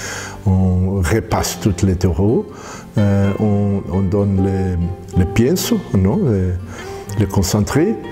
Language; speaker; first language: French; non-native, fluent; Portuguese